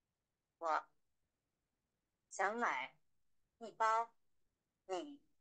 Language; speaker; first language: Chinese; non-native, learner; Vietnamese